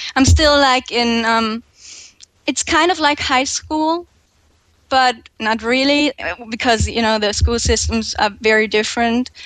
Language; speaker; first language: English; non-native, fluent; German